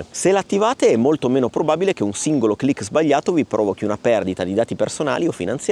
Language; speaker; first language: Italian; native; Italian